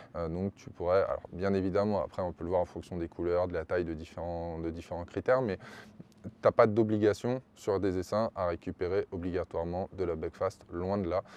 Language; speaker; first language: French; native; French